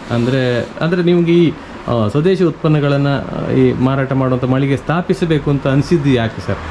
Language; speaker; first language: Kannada; native; Kannada